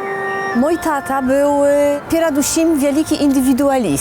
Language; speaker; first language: Polish; non-native, local second language; Belarusian